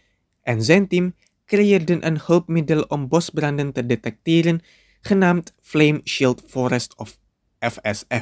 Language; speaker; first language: Dutch; non-native, fluent; Indonesian